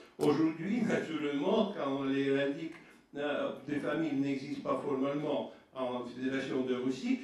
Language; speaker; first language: French; non-native, learner; Russian